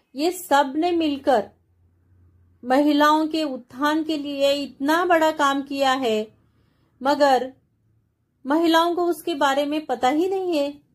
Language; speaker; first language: Hindi; non-native, local second language; Marathi